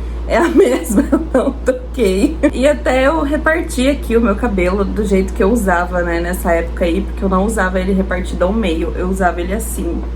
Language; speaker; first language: Portuguese; native; Portuguese